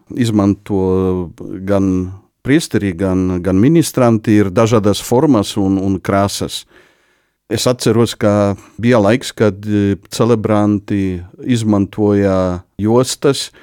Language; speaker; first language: Latvian; non-native, fluent; Polish